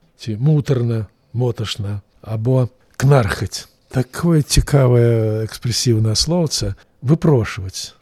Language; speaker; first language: Belarusian; native; Belarusian